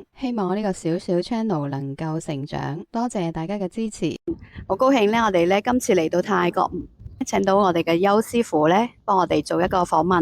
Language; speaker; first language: Cantonese; native; Cantonese